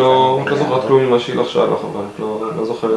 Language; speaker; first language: Hebrew; native; Hebrew